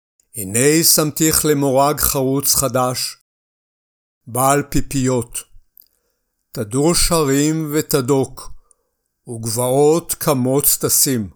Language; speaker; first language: Hebrew; native; Hebrew